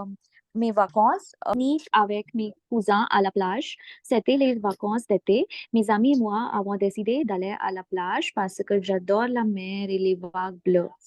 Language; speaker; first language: French; non-native, learner; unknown